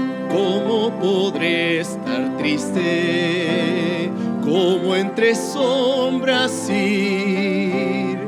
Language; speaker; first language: Spanish; native; Spanish